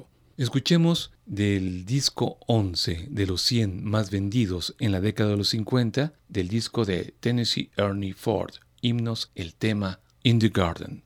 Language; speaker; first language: Spanish; native; Spanish